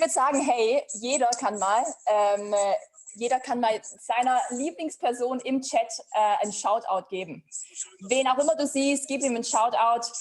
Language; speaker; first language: German; native; German